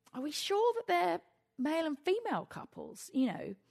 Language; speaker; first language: English; native; English